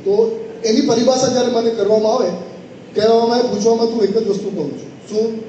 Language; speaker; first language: Gujarati; non-native, local second language; Marwari